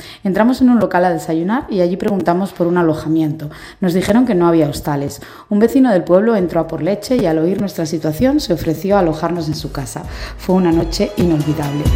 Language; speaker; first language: Spanish; native; Spanish